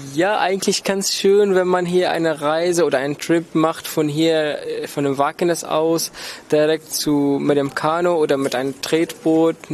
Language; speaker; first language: German; non-native, learner; Arabic